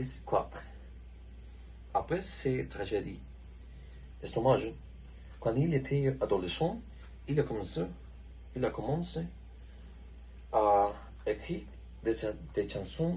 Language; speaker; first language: French; non-native, learner; Spanish